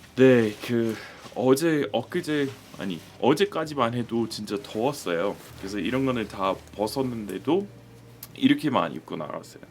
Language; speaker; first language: Korean; non-native, fluent; English